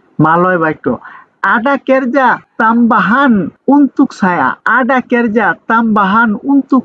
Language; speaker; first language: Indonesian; non-native, fluent; Bangla